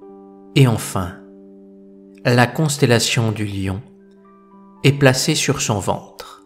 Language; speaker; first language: French; native; French